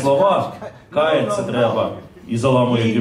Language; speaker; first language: Ukrainian; native; Ukrainian